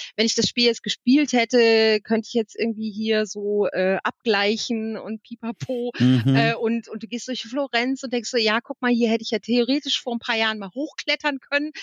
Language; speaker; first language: German; native; German